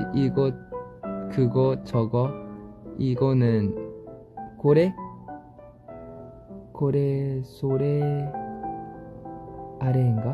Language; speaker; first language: Korean; non-native, fluent; Chinese